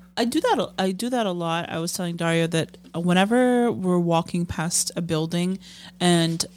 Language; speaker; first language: English; non-native, fluent; Arabic